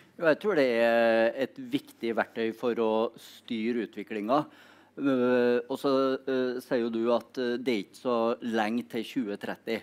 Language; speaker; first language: Norwegian; native; Norwegian